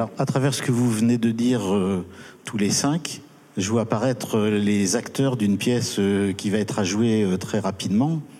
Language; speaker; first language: French; native; French